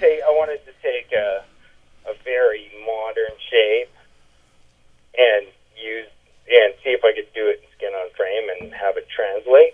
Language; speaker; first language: English; native; English